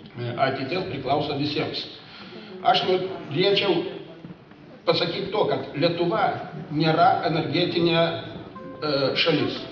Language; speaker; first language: Lithuanian; non-native, local second language; Russian